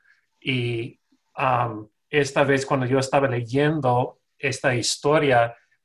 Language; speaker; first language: Spanish; non-native, fluent; English